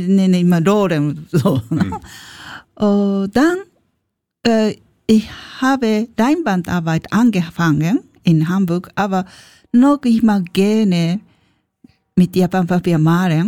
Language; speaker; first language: German; non-native, learner; Japanese